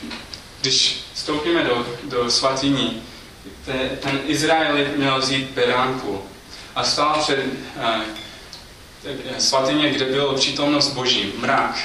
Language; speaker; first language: Czech; non-native, fluent; English